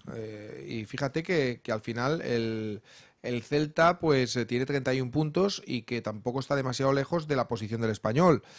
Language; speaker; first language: Spanish; non-native, local second language; Catalan